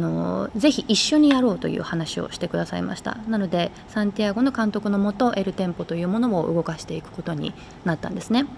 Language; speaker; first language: Japanese; native; Japanese